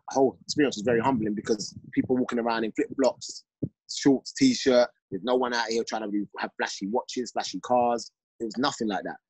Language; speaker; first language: English; native; English